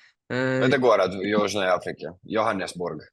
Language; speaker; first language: Russian; non-native, fluent; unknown